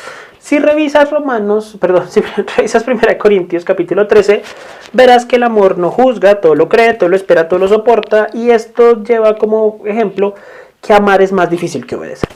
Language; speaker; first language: Spanish; native; Spanish